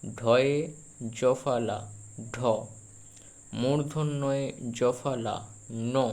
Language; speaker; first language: Bangla; native; Bangla